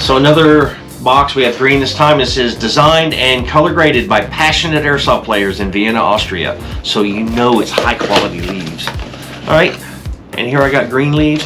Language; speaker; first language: English; native; English